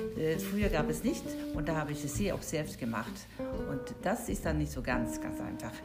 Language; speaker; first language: German; non-native, fluent; Swedish